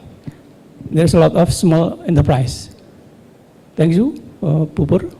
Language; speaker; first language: English; non-native, learner; Indonesian